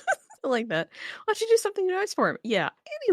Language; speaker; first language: English; native; English